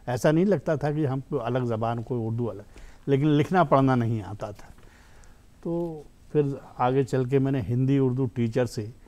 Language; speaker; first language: Hindi; native; Hindi